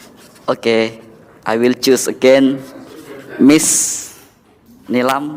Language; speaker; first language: English; non-native, learner; Indonesian